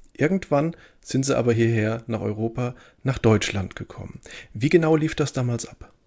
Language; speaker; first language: German; native; German